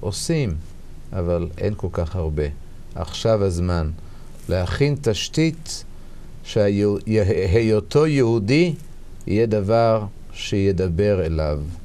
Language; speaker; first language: Hebrew; native; Hebrew